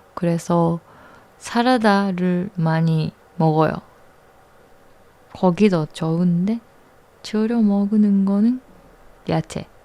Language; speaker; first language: Korean; non-native, learner; Japanese